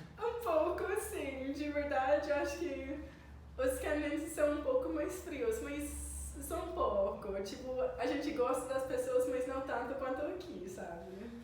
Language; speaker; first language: Portuguese; early bilingual, other home language; English